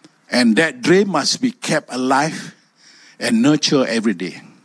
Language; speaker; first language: English; non-native, local second language; Malay